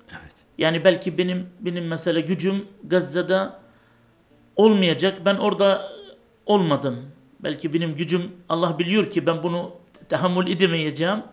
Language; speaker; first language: Turkish; non-native, fluent; Arabic